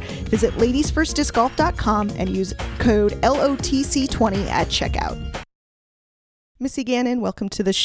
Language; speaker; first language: English; native; English